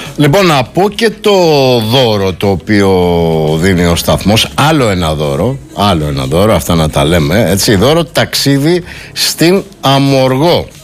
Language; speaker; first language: Greek; native; Greek